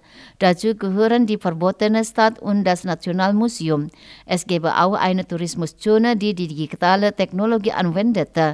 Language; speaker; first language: German; non-native, fluent; Indonesian